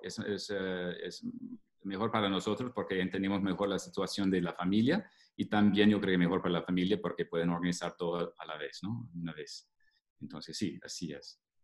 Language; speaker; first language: Spanish; non-native, fluent; English